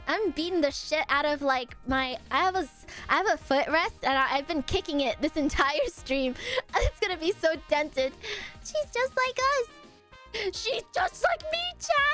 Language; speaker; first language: English; native; English